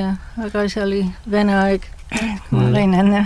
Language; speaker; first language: Estonian; early bilingual, heritage; Estonian